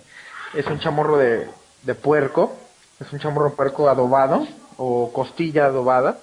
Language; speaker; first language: Spanish; native; Spanish